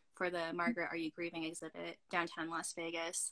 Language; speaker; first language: English; native; English